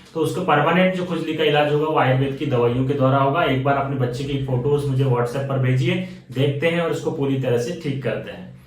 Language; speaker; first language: Hindi; native; Hindi